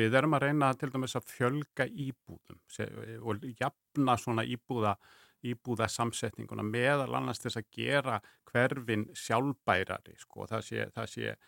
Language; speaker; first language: Icelandic; native; Icelandic